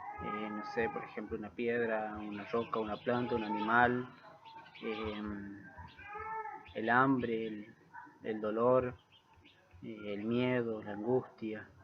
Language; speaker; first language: Spanish; native; Spanish